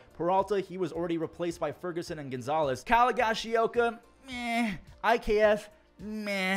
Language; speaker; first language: English; native; English